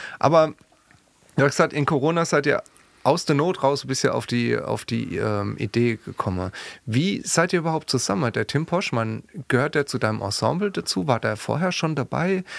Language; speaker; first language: German; native; German